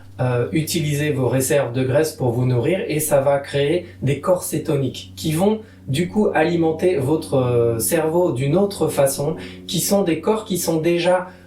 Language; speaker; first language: French; native; French